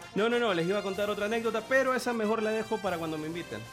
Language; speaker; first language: Spanish; native; Spanish